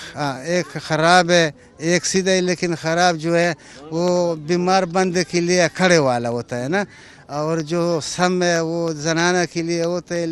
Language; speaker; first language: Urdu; non-native, local second language; Pashto